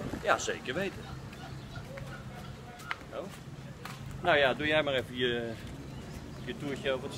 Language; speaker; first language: Dutch; native; Dutch